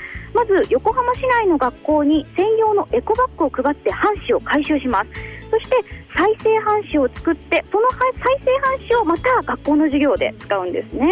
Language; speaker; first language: Japanese; native; Japanese